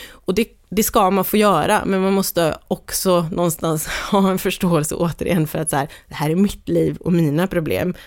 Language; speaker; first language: Swedish; native; Swedish